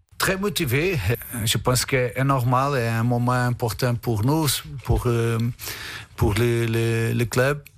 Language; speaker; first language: French; non-native, fluent; Portuguese